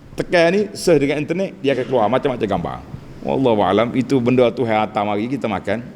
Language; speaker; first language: Malay; native; Malay